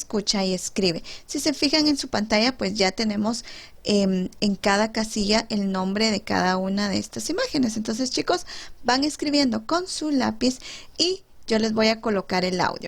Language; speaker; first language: Spanish; native; Spanish